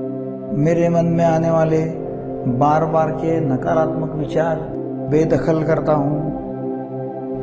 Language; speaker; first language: Hindi; non-native, local second language; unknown